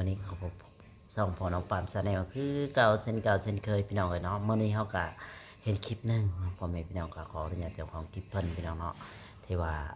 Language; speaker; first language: Thai; non-native, local second language; Northeastern Thai